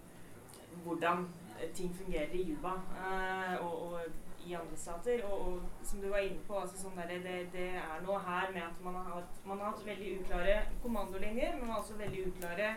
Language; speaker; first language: Norwegian; native; Norwegian